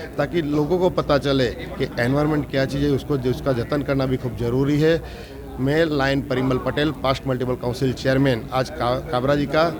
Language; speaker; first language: Hindi; non-native, local second language; Gujarati